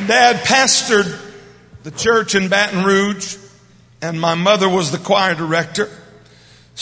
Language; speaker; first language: English; native; English